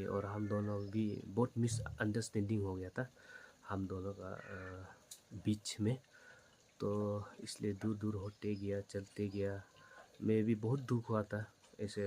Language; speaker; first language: Hindi; non-native, local second language; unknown